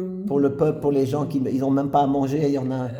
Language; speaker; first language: French; native; French